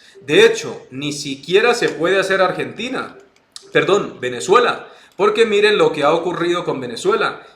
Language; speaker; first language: Spanish; native; Spanish